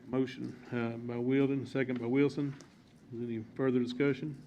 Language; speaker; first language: English; native; English